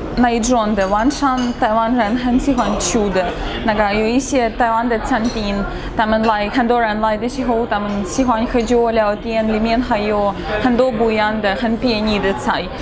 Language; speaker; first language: Chinese; non-native, fluent; Ukrainian